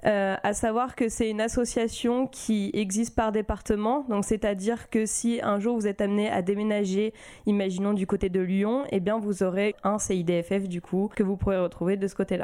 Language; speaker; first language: French; native; French